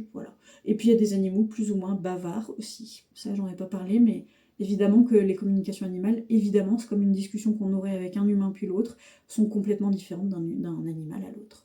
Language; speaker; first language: French; native; French